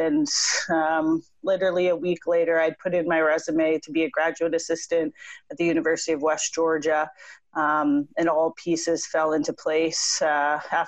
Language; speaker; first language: English; native; English